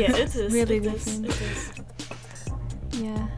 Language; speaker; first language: English; non-native, learner; Polish